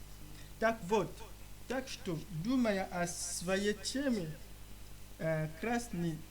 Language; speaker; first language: Russian; non-native, learner; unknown